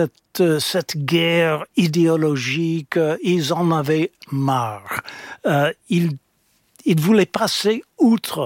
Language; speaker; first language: French; non-native, fluent; English